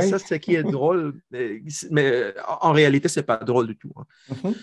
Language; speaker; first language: French; non-native, fluent; Filipino